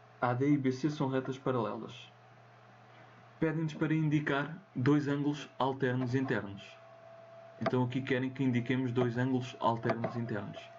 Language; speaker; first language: Portuguese; native; Portuguese